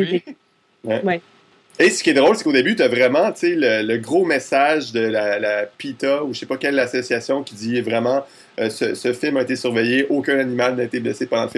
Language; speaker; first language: French; native; French